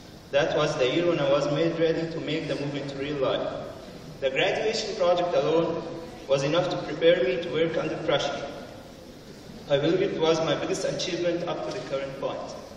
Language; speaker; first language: English; non-native, fluent; Arabic